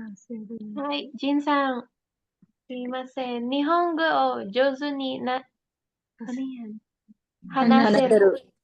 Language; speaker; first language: Japanese; non-native, learner; Filipino